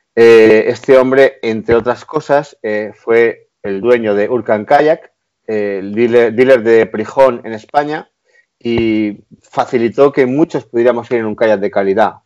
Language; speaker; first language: Spanish; native; Spanish